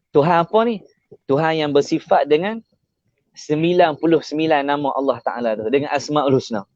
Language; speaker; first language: Malay; native; Malay